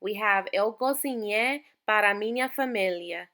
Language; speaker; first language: Portuguese; non-native, fluent; English